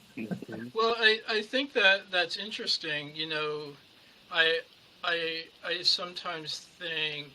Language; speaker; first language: English; native; English